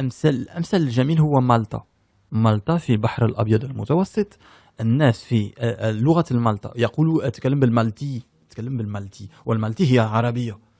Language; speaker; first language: Arabic; early bilingual, heritage; French